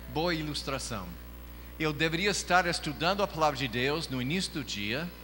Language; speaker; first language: Portuguese; non-native, fluent; English